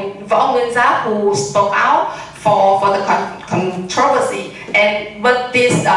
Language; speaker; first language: English; non-native, learner; Vietnamese